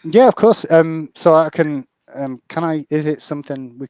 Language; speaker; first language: English; native; English